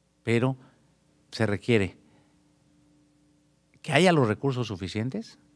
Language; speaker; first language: Spanish; native; Spanish